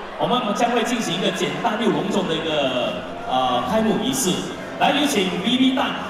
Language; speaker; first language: Chinese; native; Chinese